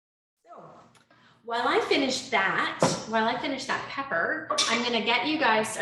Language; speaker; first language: English; native; English